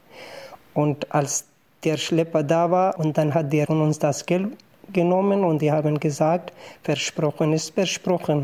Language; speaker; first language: German; non-native, fluent; Pashto